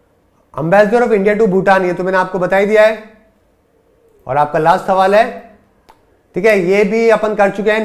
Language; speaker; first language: Hindi; native; Hindi